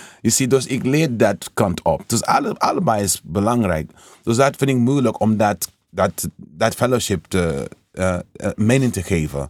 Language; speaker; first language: Dutch; non-native, learner; English